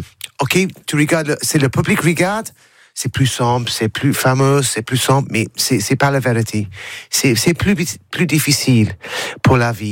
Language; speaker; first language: French; non-native, learner; English